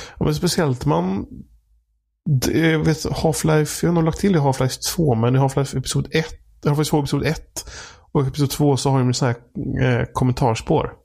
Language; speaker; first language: Swedish; native; Swedish